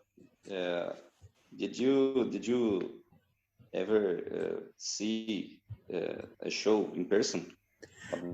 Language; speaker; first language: English; non-native, fluent; Portuguese